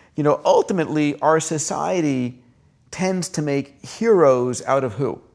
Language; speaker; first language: English; early bilingual, other home language; Greek